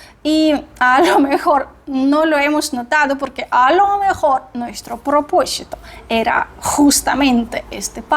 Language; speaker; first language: Spanish; non-native, fluent; Russian